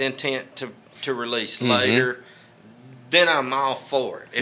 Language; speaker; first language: English; native; English